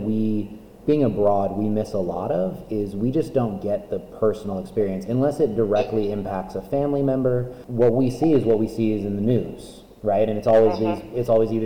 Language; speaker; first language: English; native; English